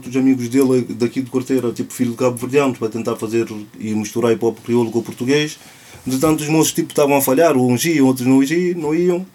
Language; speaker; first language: Portuguese; non-native, local second language; Kabuverdianu